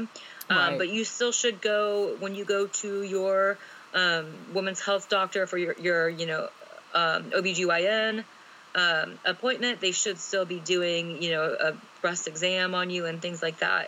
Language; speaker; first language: English; native; English